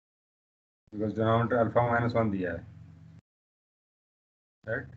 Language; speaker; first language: English; non-native, local second language; Hindi